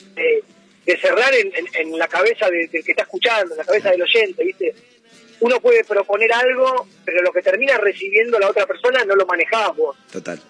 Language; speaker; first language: Spanish; native; Spanish